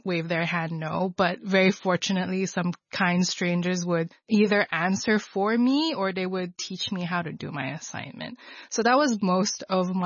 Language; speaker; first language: English; non-native, local second language; Filipino